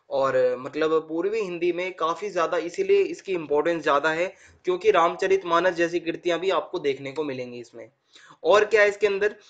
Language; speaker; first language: Hindi; native; Hindi